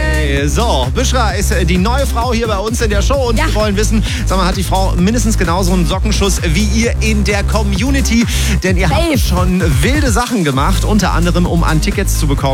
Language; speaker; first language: German; native; German